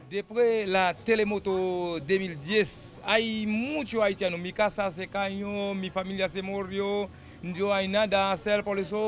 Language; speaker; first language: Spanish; non-native, learner; Haitian Creole